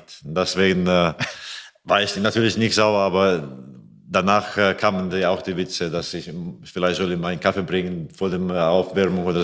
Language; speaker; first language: German; non-native, fluent; Latvian